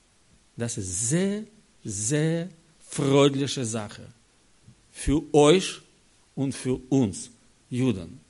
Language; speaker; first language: German; non-native, learner; Russian